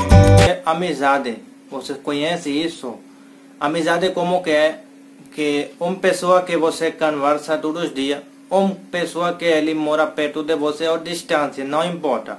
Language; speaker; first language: Portuguese; non-native, learner; Hindi